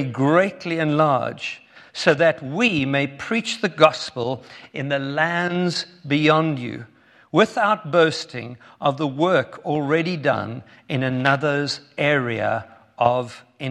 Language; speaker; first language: English; native; English